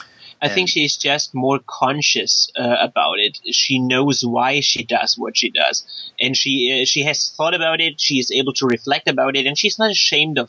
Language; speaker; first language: English; non-native, fluent; German